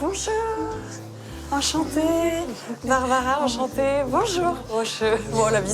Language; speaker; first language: French; native; French